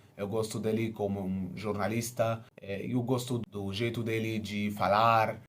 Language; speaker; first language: Portuguese; non-native, fluent; Arabic